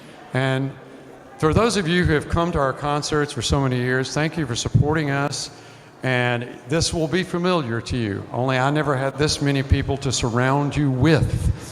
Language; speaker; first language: English; native; English